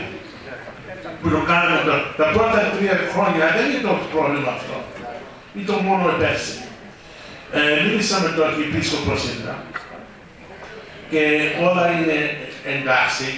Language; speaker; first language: Greek; early bilingual, heritage; Greek